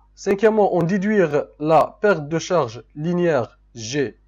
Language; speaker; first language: French; non-native, local second language; Arabic